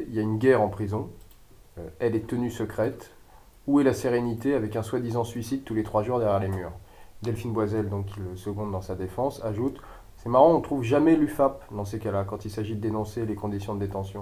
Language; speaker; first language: French; native; French